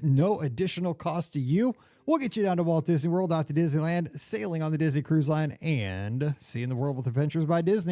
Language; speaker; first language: English; native; English